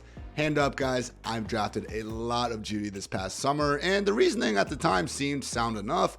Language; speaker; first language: English; native; English